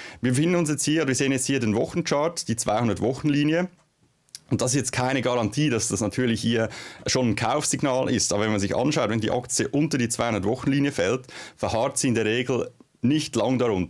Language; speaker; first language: German; native; German